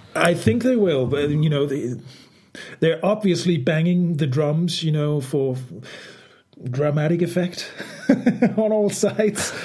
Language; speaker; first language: English; non-native, fluent; Danish